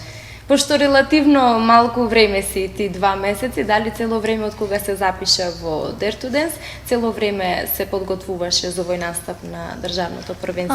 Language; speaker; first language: Macedonian; native; Macedonian